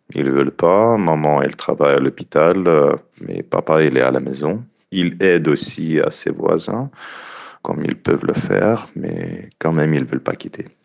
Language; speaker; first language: French; non-native, fluent; Ukrainian